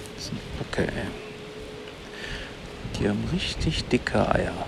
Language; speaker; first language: German; native; German